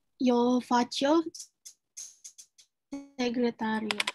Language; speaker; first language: Italian; non-native, learner; Indonesian